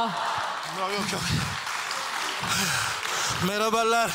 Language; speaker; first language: Turkish; non-native, learner; French